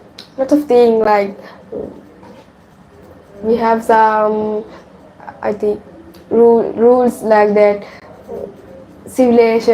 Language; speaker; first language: English; non-native, learner; Sinhala